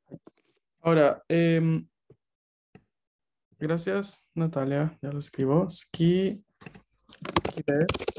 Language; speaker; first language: Spanish; native; Spanish